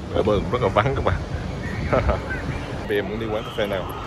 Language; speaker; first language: Vietnamese; native; Vietnamese